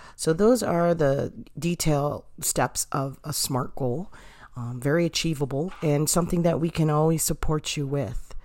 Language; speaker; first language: English; native; English